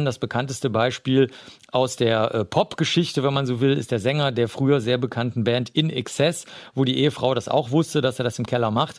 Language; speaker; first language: German; native; German